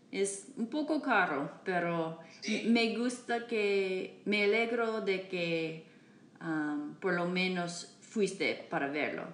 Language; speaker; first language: Spanish; non-native, learner; English